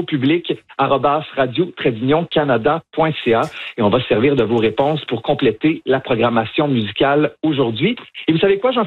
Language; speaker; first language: French; native; French